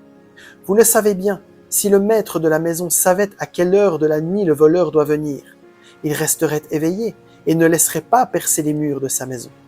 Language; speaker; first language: French; native; French